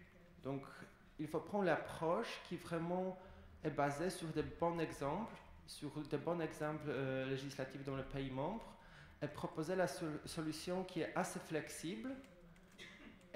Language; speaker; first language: French; non-native, fluent; Polish